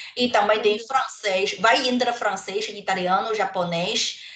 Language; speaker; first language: Portuguese; non-native, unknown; Chinese